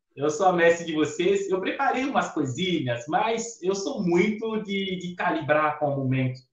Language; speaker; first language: Portuguese; non-native, fluent; Fon